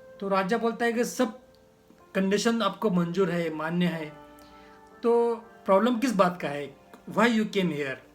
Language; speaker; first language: Hindi; non-native, local second language; Marathi